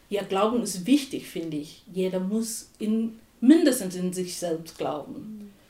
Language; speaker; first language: German; non-native, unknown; Tamil